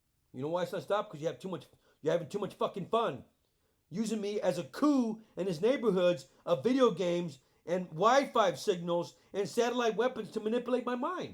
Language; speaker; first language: English; native; English